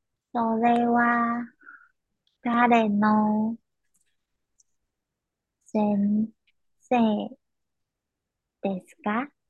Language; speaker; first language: Japanese; non-native, learner; Chinese